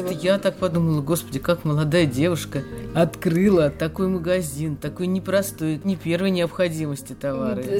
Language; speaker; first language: Russian; native; Russian